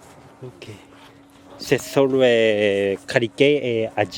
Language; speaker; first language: French; non-native, learner; Japanese